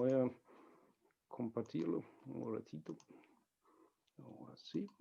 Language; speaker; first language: Spanish; non-native, fluent; Danish